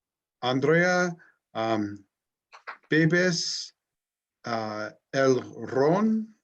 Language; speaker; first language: Spanish; non-native, learner; English